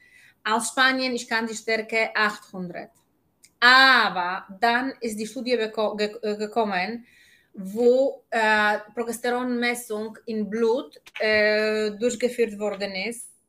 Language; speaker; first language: German; non-native, fluent; Polish